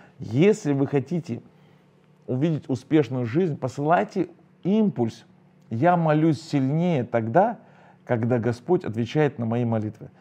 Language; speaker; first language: Russian; native; Russian